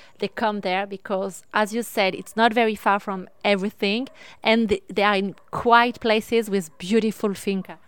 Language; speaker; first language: English; non-native, learner; French